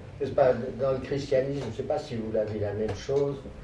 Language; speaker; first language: French; native; French